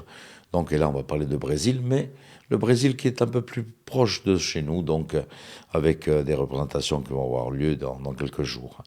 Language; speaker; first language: French; native; French